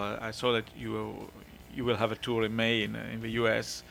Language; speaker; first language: English; non-native, fluent; Italian